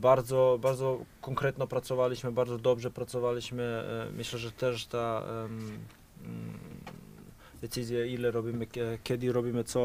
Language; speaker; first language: Polish; non-native, fluent; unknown